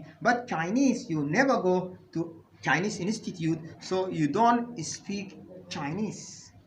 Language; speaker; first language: English; non-native, fluent; Arabic